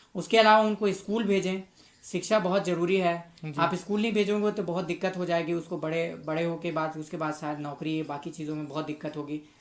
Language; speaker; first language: Hindi; native; Hindi